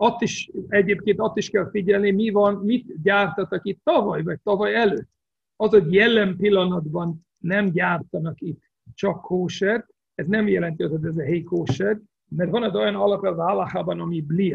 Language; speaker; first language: Hungarian; non-native, fluent; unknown